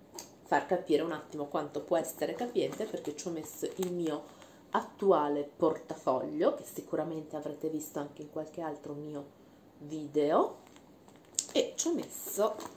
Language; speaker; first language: Italian; native; Italian